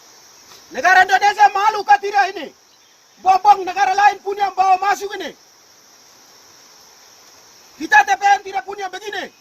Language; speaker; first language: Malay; non-native, local second language; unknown